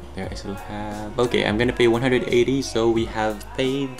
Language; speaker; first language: English; non-native, local second language; Pampanga